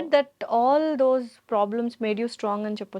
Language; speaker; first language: Telugu; native; Telugu